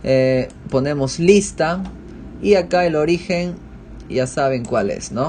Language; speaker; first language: Spanish; native; Spanish